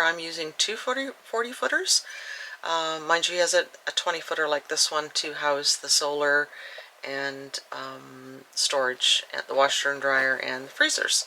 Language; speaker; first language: English; native; English